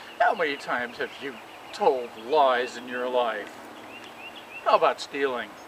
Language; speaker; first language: English; native; English